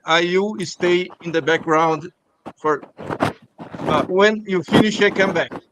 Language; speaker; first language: English; non-native, learner; Portuguese